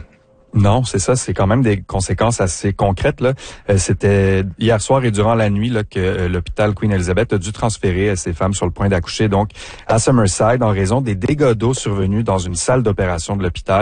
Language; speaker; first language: French; native; French